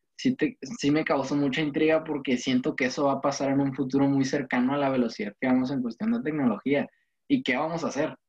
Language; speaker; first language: Spanish; native; Spanish